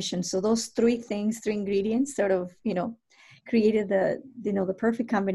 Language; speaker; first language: English; non-native, fluent; Spanish